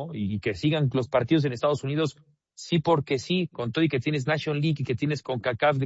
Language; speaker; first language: Spanish; native; Spanish